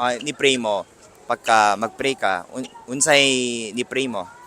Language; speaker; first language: Cebuano; non-native, learner; Korean